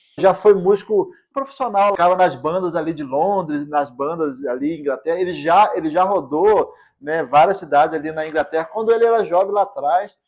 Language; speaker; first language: Portuguese; native; Portuguese